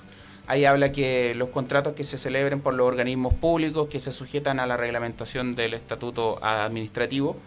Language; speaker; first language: Spanish; native; Spanish